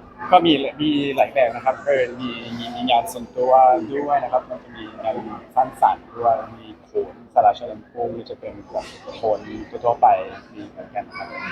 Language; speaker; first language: Thai; non-native, fluent; French